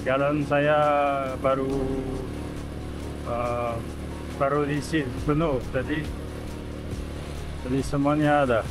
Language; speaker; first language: Indonesian; non-native, fluent; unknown